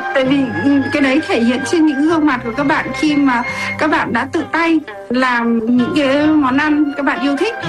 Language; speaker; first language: Vietnamese; native; Vietnamese